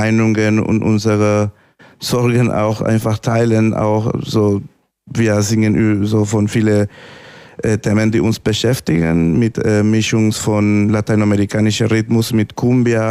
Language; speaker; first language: German; non-native, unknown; Spanish